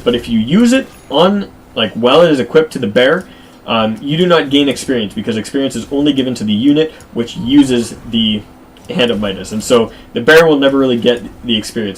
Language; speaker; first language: English; native; English